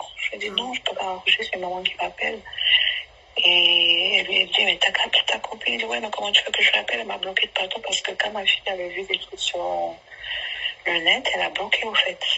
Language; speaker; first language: French; non-native, local second language; Basaa